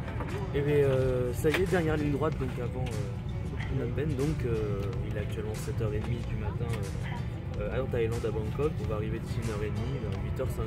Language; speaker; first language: French; native; French